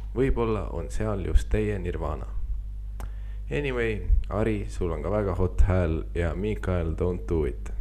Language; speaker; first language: Estonian; native; Estonian